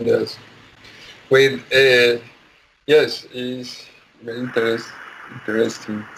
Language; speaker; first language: English; non-native, learner; Spanish